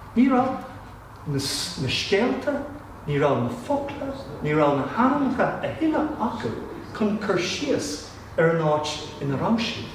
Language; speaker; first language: Irish; non-native, local second language; English